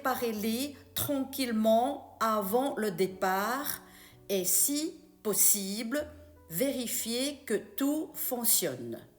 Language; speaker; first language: French; non-native, fluent; Chinese